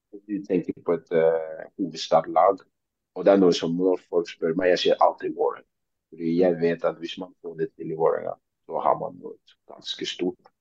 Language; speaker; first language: Norwegian; early bilingual, other home language; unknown